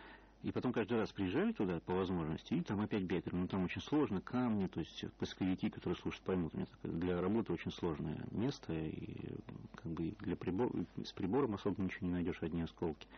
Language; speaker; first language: Russian; native; Russian